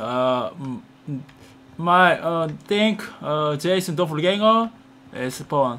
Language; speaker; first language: English; non-native, learner; Korean